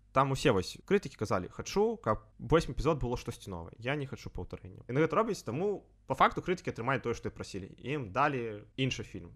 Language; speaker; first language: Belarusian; non-native, local second language; Russian